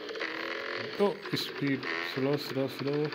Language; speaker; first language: English; non-native, learner; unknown